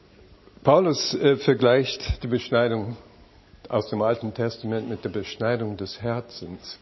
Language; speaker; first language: German; non-native, fluent; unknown